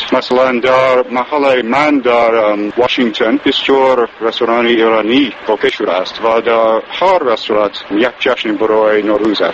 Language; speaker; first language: Persian; non-native, learner; English